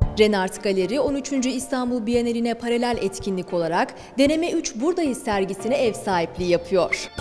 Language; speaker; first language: Turkish; native; Turkish